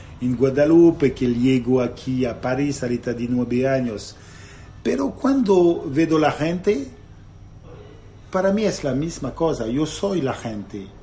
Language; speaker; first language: Spanish; non-native, learner; Italian